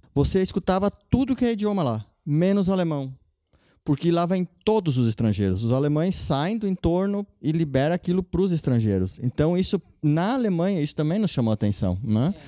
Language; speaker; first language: Portuguese; non-native, local second language; German